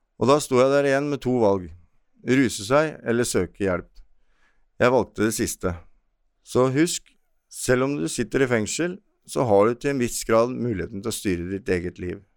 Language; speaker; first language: Norwegian; native; Norwegian